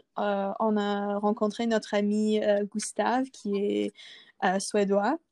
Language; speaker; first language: French; non-native, local second language; English